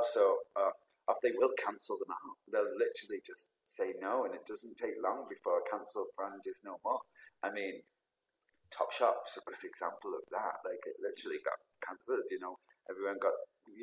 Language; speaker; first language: English; native; English